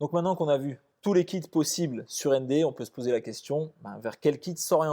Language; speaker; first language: French; native; French